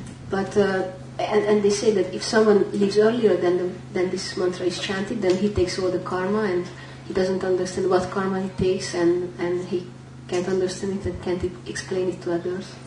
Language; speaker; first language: English; non-native, fluent; Hungarian